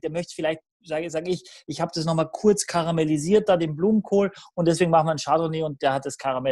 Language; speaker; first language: German; native; German